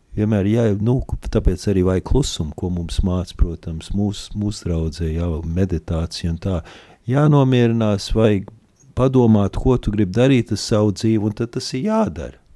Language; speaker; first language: Latvian; early bilingual, heritage; Latvian